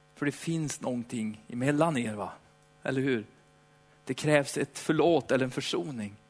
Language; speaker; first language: Swedish; native; Swedish